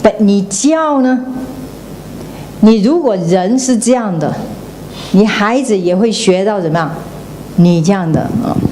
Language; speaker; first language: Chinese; native; Chinese